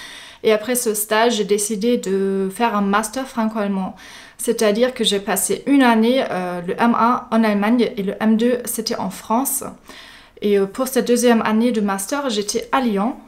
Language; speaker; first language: French; non-native, fluent; German